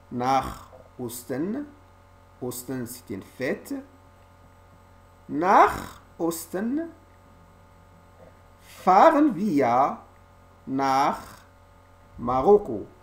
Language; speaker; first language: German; non-native, learner; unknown